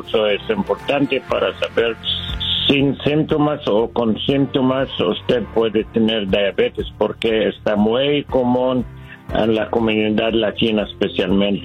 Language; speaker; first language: Spanish; non-native, learner; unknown